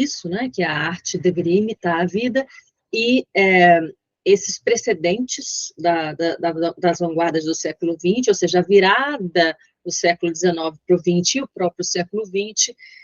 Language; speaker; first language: Portuguese; native; Portuguese